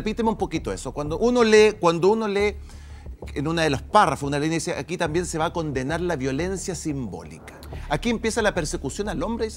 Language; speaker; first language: Spanish; native; Spanish